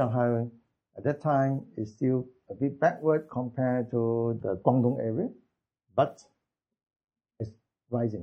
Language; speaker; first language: English; non-native, local second language; Cantonese